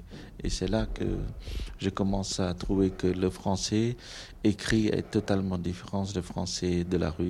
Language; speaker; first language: French; non-native, local second language; Khmer